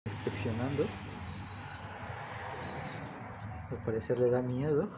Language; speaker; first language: Spanish; native; Spanish